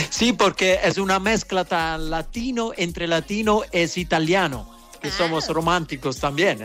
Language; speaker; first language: Spanish; non-native, learner; Italian